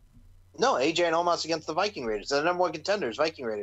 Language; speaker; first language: English; native; English